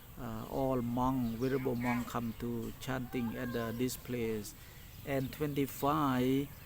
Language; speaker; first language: English; non-native, learner; Thai